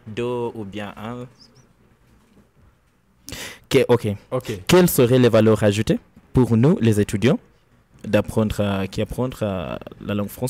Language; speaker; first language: French; non-native, learner; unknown